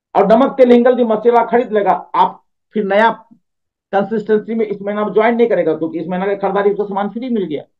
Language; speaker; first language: Hindi; native; Hindi